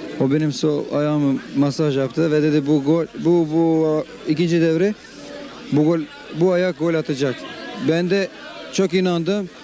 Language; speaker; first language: Turkish; non-native, learner; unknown